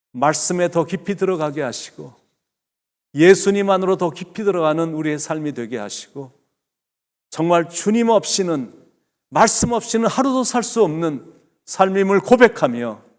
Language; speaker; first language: Korean; native; Korean